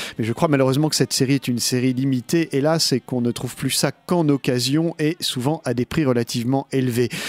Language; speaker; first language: French; native; French